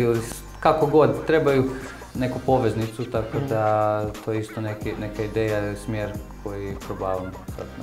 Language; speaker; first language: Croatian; early bilingual, heritage; Croatian